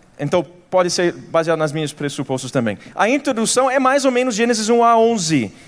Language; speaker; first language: Portuguese; non-native, fluent; English